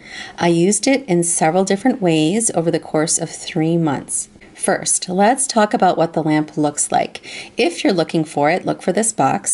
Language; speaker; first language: English; native; English